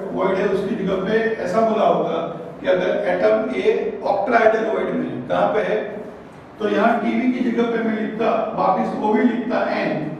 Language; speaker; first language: Hindi; non-native, local second language; Gujarati